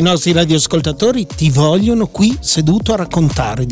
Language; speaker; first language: Italian; native; Italian